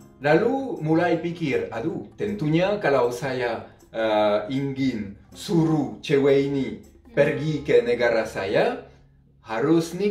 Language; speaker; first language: Indonesian; non-native, fluent; French